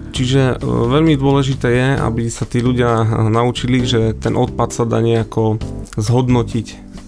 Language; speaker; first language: Slovak; native; Slovak